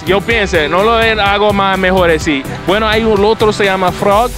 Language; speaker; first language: Spanish; non-native, learner; English